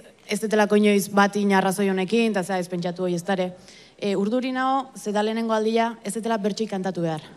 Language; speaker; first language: Basque; native; Basque